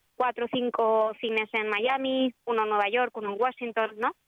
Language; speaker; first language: Spanish; native; Spanish